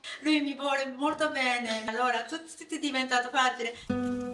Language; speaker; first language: Italian; non-native, learner; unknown